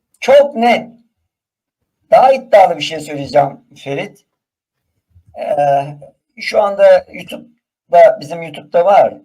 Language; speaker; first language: Turkish; native; Turkish